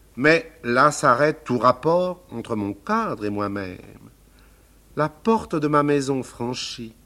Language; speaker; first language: French; native; French